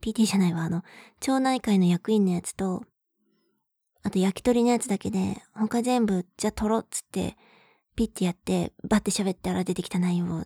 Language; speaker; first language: Japanese; native; Japanese